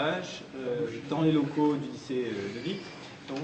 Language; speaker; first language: French; native; French